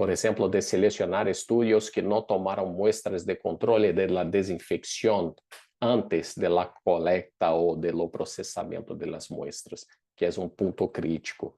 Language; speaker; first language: Spanish; non-native, fluent; Portuguese